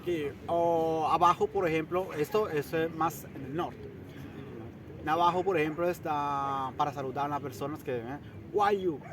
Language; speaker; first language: Spanish; early bilingual, heritage; Italian